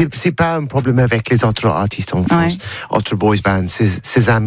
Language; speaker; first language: French; non-native, learner; English